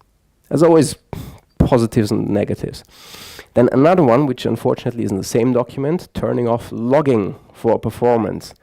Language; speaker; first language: English; non-native, fluent; German